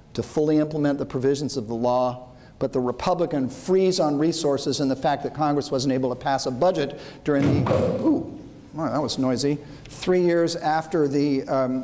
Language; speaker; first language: English; native; English